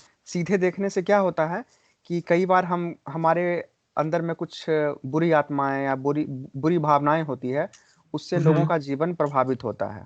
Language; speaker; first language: Hindi; native; Hindi